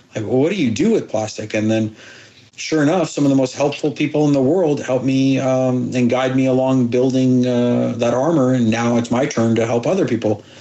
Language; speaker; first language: English; early bilingual, other home language; Persian